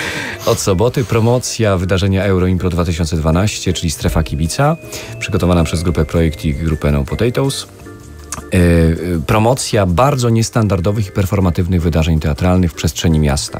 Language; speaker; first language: Polish; native; Polish